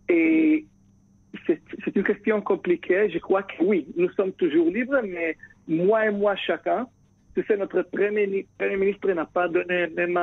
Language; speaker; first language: French; non-native, fluent; Hebrew